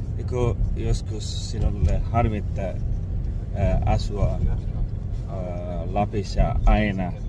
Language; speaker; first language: Finnish; non-native, learner; Bangla